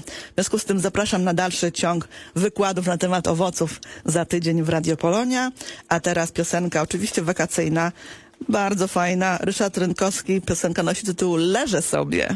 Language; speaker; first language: Polish; native; Polish